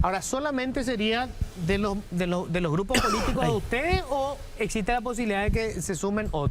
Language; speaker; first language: Spanish; native; Spanish